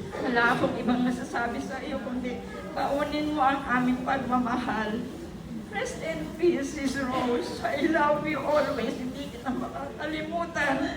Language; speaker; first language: Filipino; non-native, local second language; Bikol